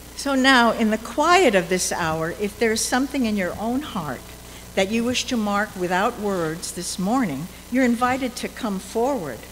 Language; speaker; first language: English; native; English